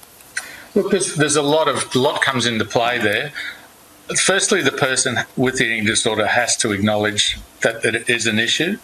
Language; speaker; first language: English; native; English